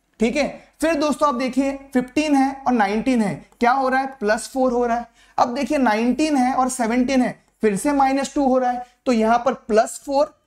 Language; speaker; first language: Hindi; native; Hindi